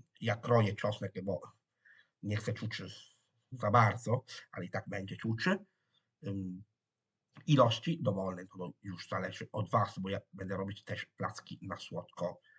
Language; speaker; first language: Polish; non-native, fluent; Italian